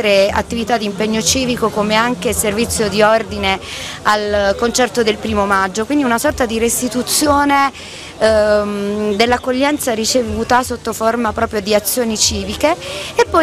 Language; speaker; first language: Italian; native; Italian